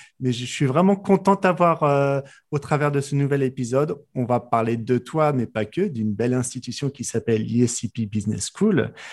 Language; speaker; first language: French; native; French